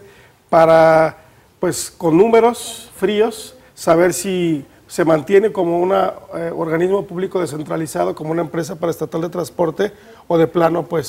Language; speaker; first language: Spanish; native; Spanish